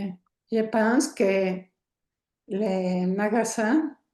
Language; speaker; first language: French; non-native, learner; Spanish